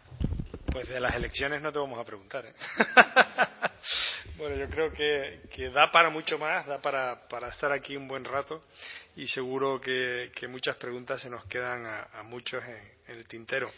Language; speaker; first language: Spanish; native; Spanish